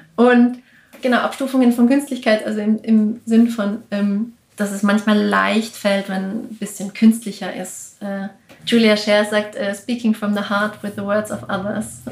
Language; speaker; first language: German; native; German